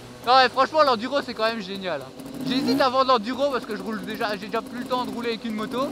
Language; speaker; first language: French; native; French